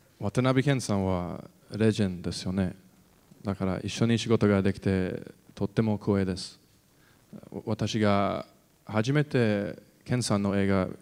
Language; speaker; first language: Japanese; non-native, learner; English